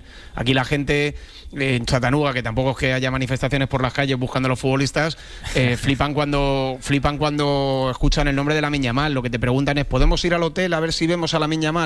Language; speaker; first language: Spanish; native; Spanish